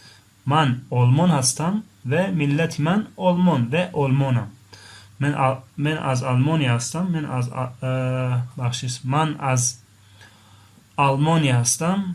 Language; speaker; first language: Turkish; non-native, fluent; Tajik